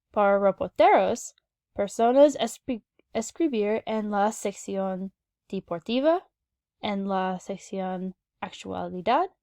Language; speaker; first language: Spanish; non-native, learner; English